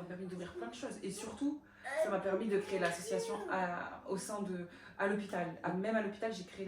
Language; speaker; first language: French; native; French